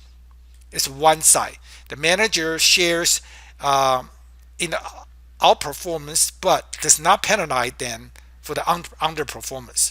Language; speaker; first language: English; non-native, fluent; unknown